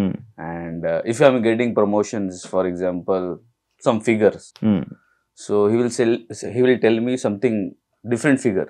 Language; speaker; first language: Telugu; non-native, learner; Hindi